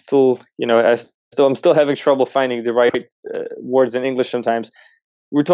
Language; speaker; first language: English; early bilingual, other home language; Yiddish